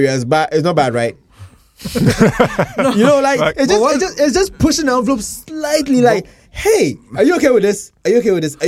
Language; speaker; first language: English; non-native, local second language; Akan